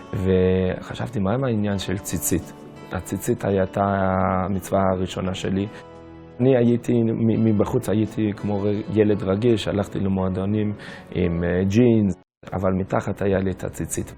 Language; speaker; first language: Hebrew; non-native, fluent; English